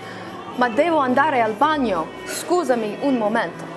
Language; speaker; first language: Italian; non-native, learner; English